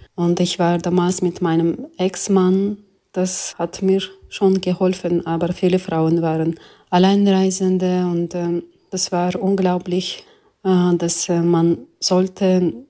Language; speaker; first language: German; non-native, fluent; Azerbaijani